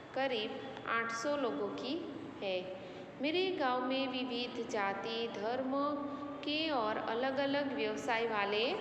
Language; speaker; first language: Hindi; non-native, local second language; Gujarati